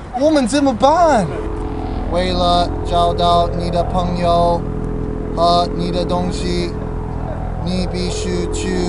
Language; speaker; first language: Chinese; non-native, learner; English